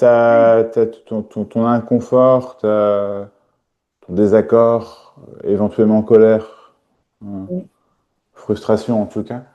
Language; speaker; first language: French; native; French